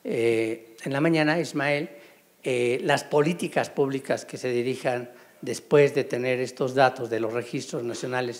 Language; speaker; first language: Spanish; native; Spanish